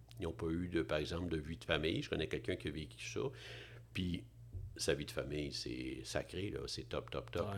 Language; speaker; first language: French; native; French